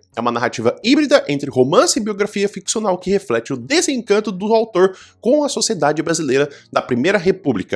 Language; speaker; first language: Portuguese; native; Portuguese